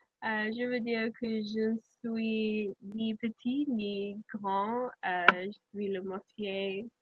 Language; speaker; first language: French; non-native, learner; English